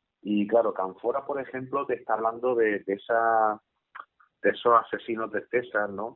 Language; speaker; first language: Spanish; native; Spanish